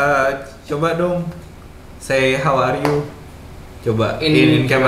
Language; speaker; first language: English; non-native, fluent; Indonesian